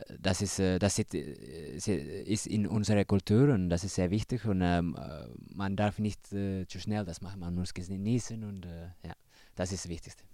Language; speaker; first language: German; non-native, learner; Finnish